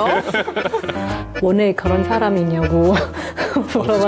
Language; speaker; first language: Korean; non-native, local second language; Indonesian